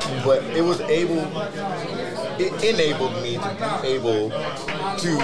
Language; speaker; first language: English; native; English